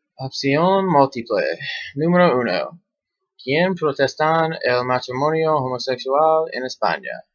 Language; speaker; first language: Spanish; non-native, learner; English